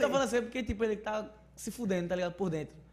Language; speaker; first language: Portuguese; native; Portuguese